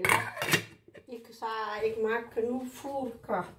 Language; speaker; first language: Dutch; non-native, learner; Somali